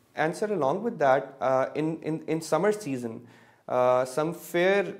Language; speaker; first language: English; non-native, local second language; Punjabi